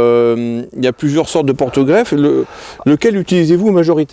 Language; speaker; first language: French; native; French